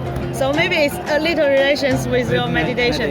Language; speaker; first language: English; non-native, learner; Chinese